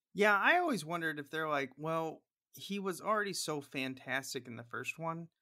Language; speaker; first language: English; native; English